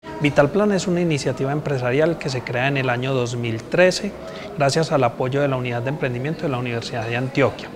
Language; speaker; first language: Spanish; native; Spanish